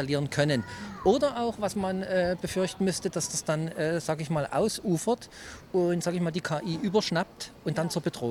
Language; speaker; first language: German; native; German